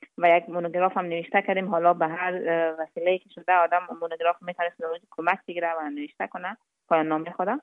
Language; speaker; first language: Persian; native; Persian